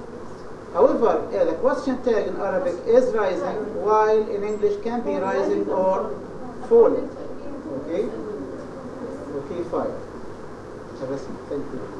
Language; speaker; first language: English; non-native, fluent; Arabic